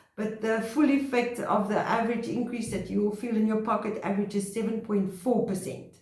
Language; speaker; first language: English; non-native, local second language; Afrikaans